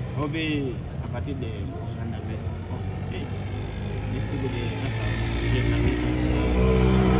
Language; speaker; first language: Portuguese; non-native, learner; Vietnamese